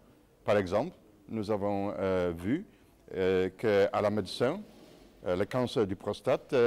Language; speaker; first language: French; non-native, fluent; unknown